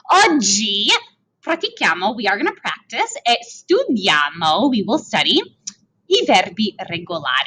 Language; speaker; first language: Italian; non-native, fluent; English